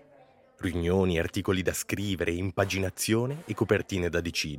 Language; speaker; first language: Italian; native; Italian